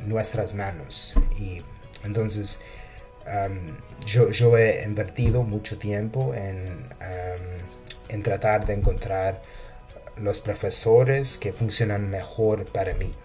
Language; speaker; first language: Spanish; non-native, fluent; English